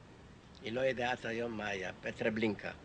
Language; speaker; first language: Hebrew; non-native, fluent; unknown